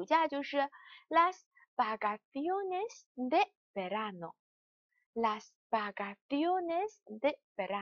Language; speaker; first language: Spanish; non-native, fluent; Chinese